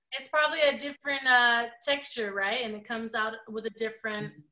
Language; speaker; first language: English; early bilingual, other home language; Portuguese